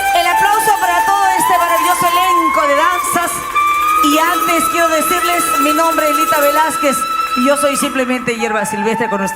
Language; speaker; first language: Spanish; native; Spanish